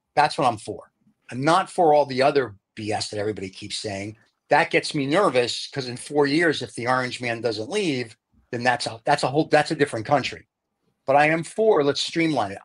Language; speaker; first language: English; native; English